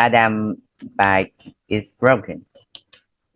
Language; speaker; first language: English; non-native, learner; Vietnamese